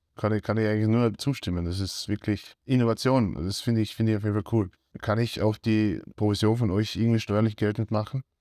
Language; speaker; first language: German; native; German